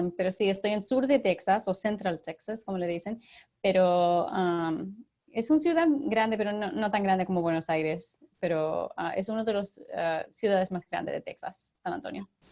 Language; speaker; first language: Spanish; early bilingual, other home language; English